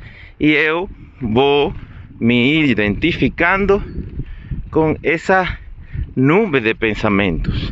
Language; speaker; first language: Portuguese; non-native, fluent; Spanish